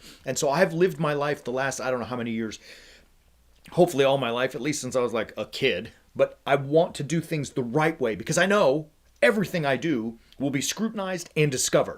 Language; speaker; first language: English; native; English